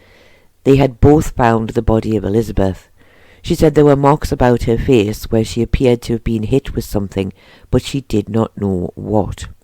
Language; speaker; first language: English; native; English